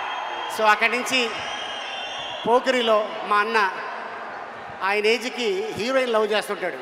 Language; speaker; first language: Telugu; native; Telugu